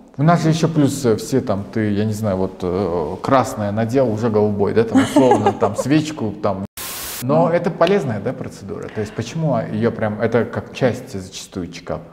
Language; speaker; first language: Russian; native; Russian